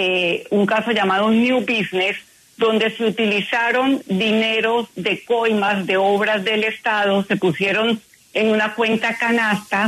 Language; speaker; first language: Spanish; native; Spanish